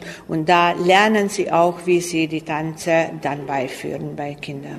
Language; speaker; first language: German; non-native, local second language; Hungarian